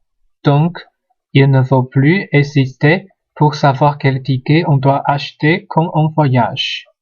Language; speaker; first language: French; non-native, learner; Chinese